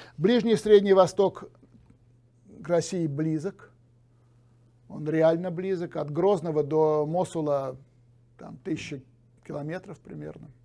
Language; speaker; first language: Russian; native; Russian